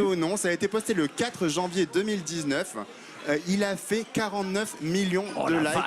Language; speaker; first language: French; native; French